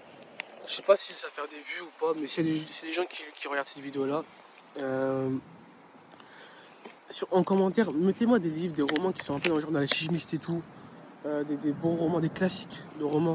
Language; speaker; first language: French; native; French